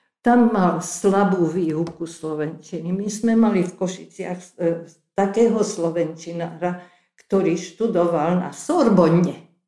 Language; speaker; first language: Slovak; non-native, local second language; Hungarian